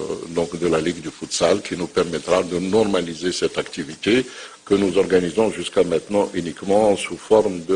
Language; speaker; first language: French; non-native, local second language; Arabic